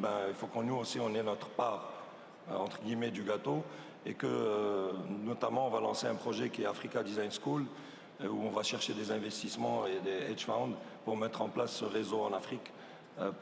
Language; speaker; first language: French; non-native, local second language; Arabic